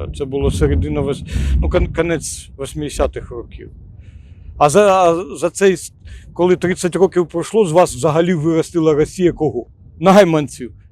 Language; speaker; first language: Ukrainian; non-native, local second language; Russian